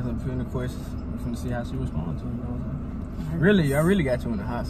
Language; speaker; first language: English; native; English